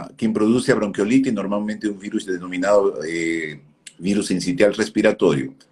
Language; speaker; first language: Portuguese; non-native, fluent; Spanish